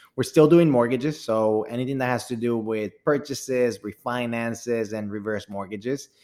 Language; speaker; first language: English; early bilingual, other home language; Spanish